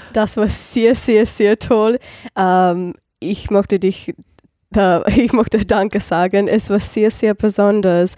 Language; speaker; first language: German; non-native, learner; English